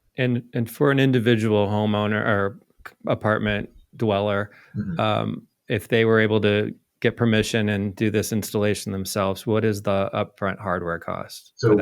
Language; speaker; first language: English; native; English